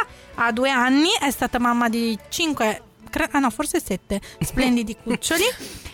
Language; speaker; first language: Italian; native; Italian